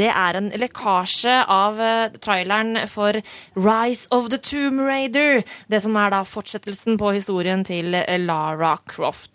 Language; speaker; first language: Norwegian; native; Norwegian